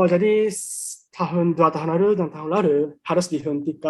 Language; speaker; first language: Indonesian; non-native, fluent; Japanese